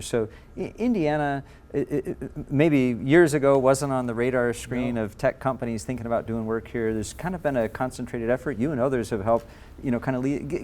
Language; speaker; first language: English; native; English